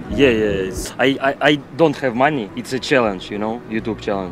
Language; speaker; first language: English; non-native, learner; Russian